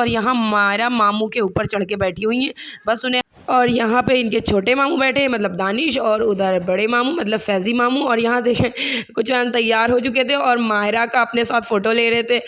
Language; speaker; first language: Hindi; native; Hindi